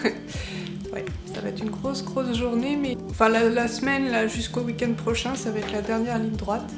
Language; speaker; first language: French; native; French